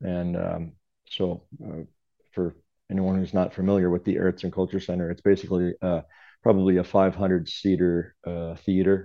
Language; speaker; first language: English; native; English